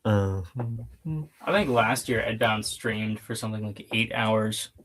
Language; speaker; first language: English; native; English